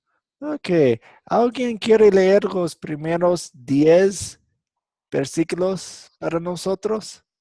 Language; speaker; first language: Spanish; non-native, fluent; English